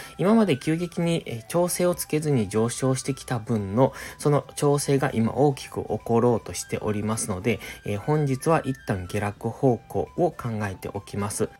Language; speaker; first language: Japanese; native; Japanese